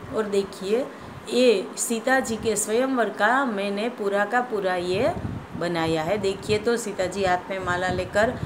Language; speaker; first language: Hindi; non-native, local second language; Gujarati